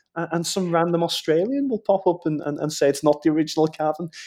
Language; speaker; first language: English; native; English